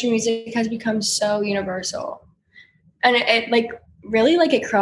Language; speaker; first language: English; native; English